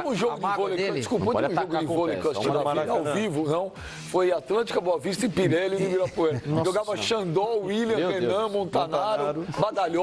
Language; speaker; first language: Portuguese; native; Portuguese